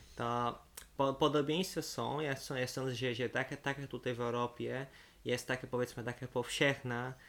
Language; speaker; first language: Polish; non-native, fluent; Portuguese